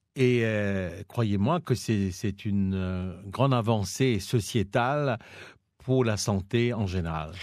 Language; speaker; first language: French; non-native, local second language; Morisyen